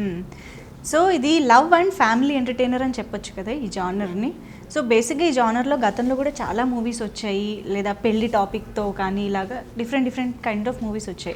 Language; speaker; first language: Telugu; native; Telugu